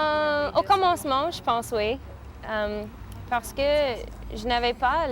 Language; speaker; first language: French; non-native, fluent; English